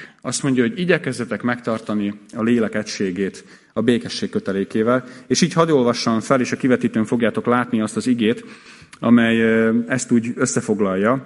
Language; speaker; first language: Hungarian; native; Hungarian